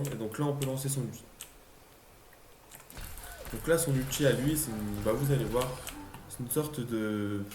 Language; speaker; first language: French; native; French